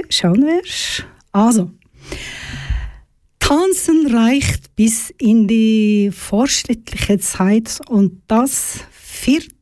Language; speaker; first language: German; non-native, learner; Georgian